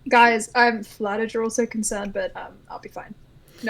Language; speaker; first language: English; native; English